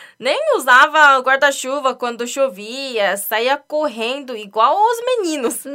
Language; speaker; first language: Portuguese; non-native, fluent; Korean